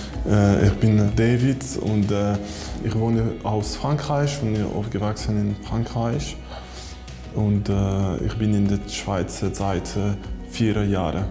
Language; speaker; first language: German; non-native, learner; French